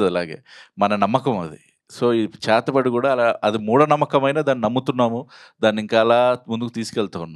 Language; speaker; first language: Telugu; native; Telugu